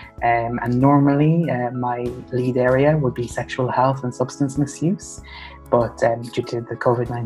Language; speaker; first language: English; native; English